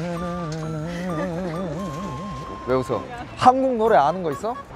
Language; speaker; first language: Korean; native; Korean